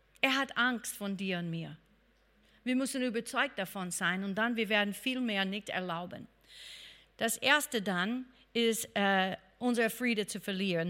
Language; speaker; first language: German; non-native, fluent; English